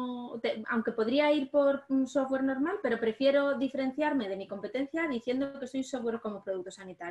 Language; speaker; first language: Spanish; native; Spanish